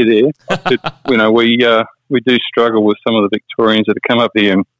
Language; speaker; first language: English; native; English